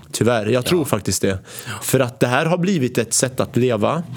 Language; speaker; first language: Swedish; early bilingual, other home language; Arabic